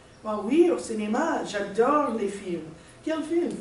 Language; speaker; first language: French; non-native, learner; English